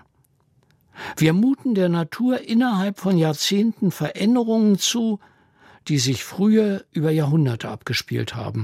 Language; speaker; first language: German; native; German